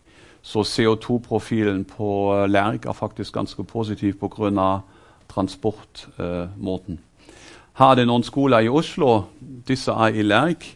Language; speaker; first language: Norwegian; non-native, fluent; German